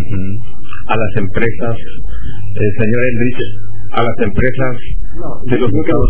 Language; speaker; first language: Spanish; native; Spanish